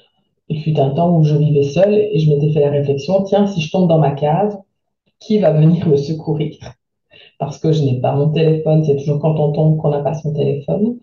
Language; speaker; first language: French; native; French